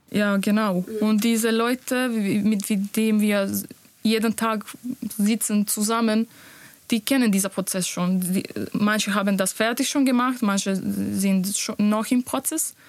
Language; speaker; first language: German; non-native, learner; Bosnian